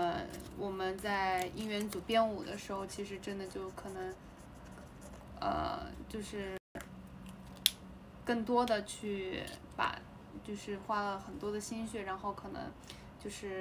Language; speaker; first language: Chinese; native; Chinese